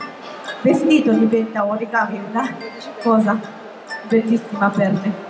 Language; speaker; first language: Italian; non-native, fluent; Japanese